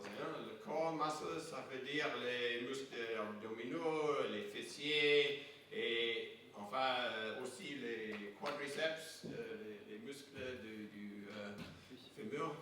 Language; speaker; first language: French; non-native, fluent; English